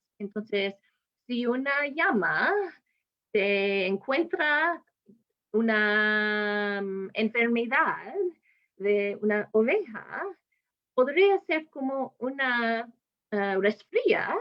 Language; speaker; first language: Spanish; non-native, fluent; English